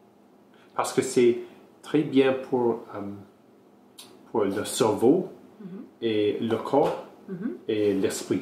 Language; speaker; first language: French; non-native, local second language; English